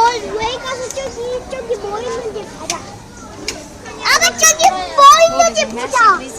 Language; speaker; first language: Korean; early bilingual, heritage; Korean